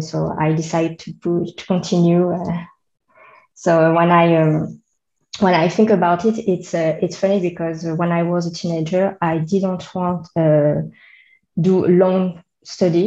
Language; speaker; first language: English; non-native, learner; French